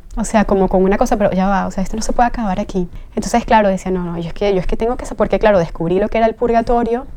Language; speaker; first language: Spanish; native; Spanish